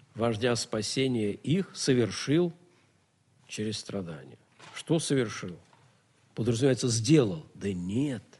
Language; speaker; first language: Russian; native; Russian